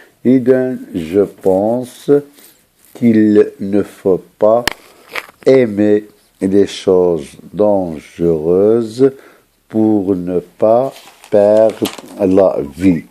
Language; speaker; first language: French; non-native, local second language; Arabic